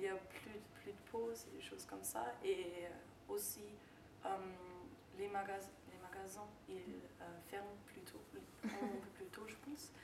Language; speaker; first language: French; non-native, fluent; German